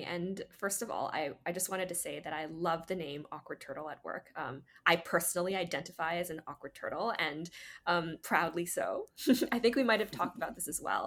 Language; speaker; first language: English; native; English